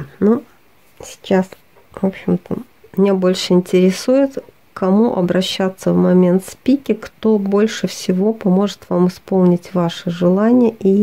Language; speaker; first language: Russian; native; Russian